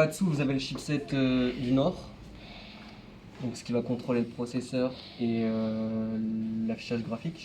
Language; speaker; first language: French; native; French